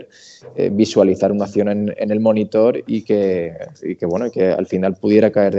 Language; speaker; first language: Spanish; native; Spanish